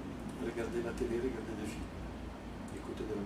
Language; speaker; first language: French; non-native, fluent; Italian